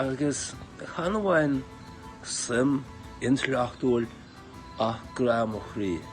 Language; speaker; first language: Irish; non-native, learner; English